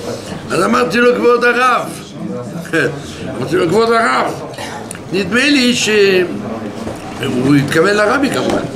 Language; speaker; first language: Hebrew; non-native, fluent; French